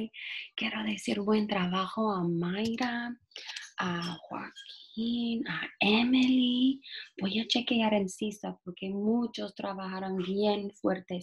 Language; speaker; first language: Spanish; non-native, fluent; English